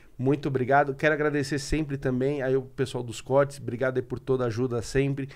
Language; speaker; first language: Portuguese; native; Portuguese